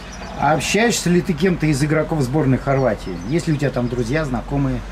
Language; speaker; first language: Russian; native; Russian